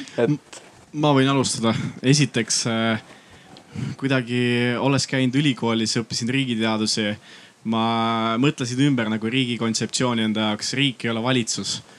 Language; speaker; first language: Estonian; non-native, local second language; Russian